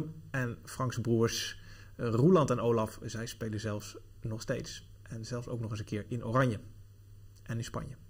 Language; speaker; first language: Dutch; native; Dutch